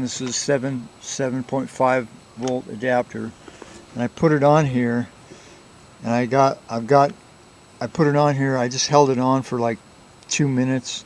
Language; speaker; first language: English; native; English